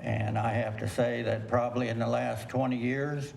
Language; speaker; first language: English; native; English